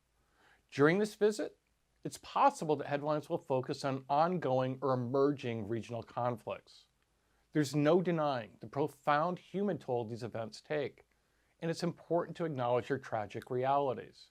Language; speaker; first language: English; native; English